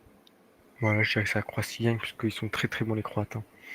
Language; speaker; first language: French; native; French